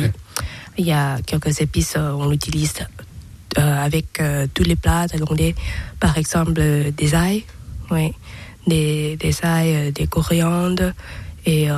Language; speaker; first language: French; non-native, learner; Thai